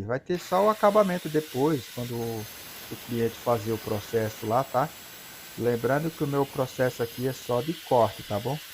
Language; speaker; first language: Portuguese; native; Portuguese